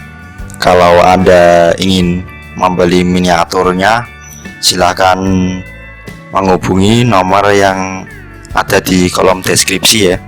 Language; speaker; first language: Indonesian; native; Indonesian